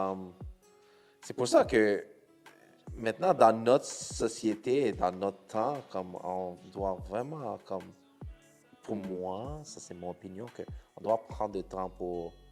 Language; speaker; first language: French; non-native, local second language; English